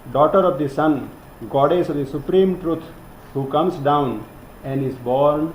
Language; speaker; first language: English; non-native, local second language; Gujarati